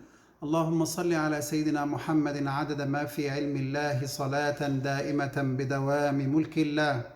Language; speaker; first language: Arabic; native; Arabic